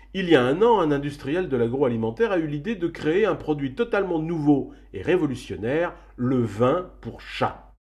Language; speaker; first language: French; native; French